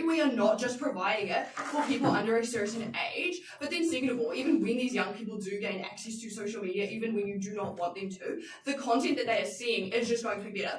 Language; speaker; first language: English; native; English